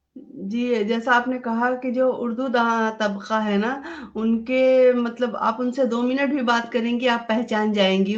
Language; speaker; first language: Hindi; non-native, local second language; Urdu